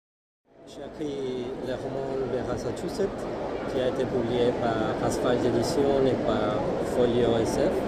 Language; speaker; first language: French; non-native, fluent; Spanish